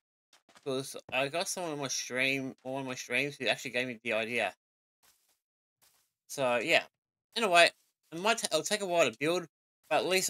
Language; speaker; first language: English; native; English